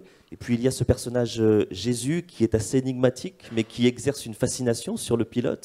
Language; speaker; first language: French; native; French